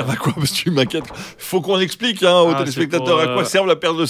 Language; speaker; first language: French; native; French